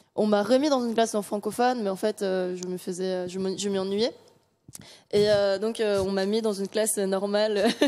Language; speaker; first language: French; early bilingual, other home language; Korean